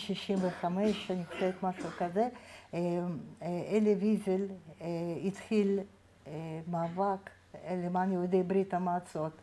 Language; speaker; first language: Hebrew; non-native, fluent; Russian